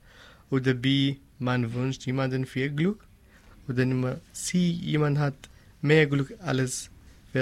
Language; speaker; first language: German; non-native, learner; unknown